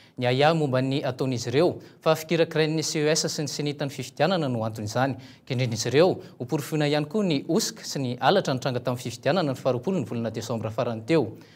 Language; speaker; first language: Malagasy; native; Malagasy